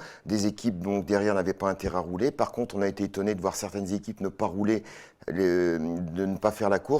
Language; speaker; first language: French; native; French